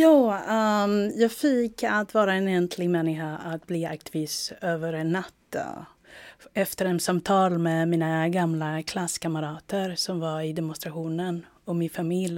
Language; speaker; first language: Swedish; non-native, fluent; Spanish